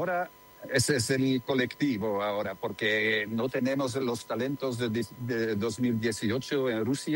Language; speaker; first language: Spanish; non-native, learner; Dutch